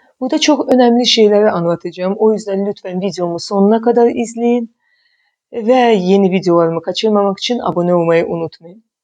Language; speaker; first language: Turkish; non-native, fluent; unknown